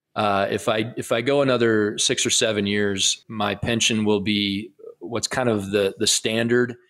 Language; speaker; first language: English; native; English